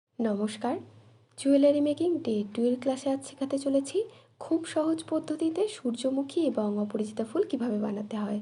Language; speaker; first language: Bangla; native; Bangla